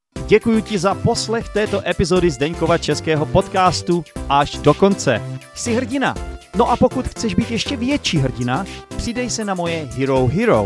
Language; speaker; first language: Czech; native; Czech